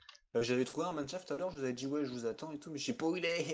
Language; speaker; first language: French; native; French